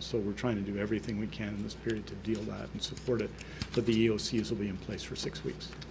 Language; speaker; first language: English; native; English